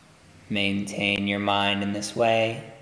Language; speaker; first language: English; native; English